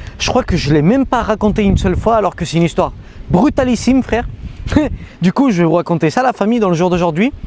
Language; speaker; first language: French; native; French